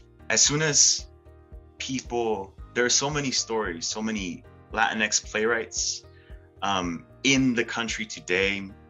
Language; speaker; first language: English; early bilingual, other home language; Spanish